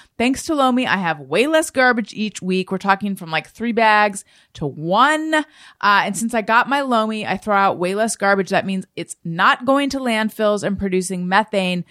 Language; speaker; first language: English; native; English